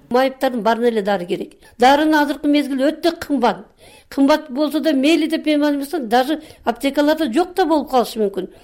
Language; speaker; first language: Kyrgyz; native; Kyrgyz